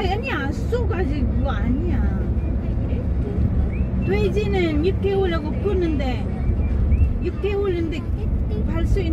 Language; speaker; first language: Korean; non-native, learner; Filipino